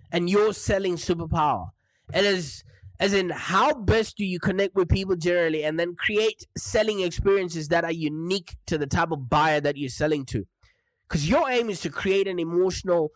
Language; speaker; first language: English; non-native, local second language; Shona